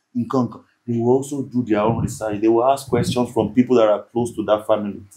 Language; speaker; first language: English; non-native, local second language; Yoruba